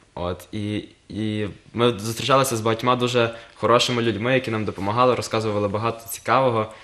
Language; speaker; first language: Ukrainian; native; Ukrainian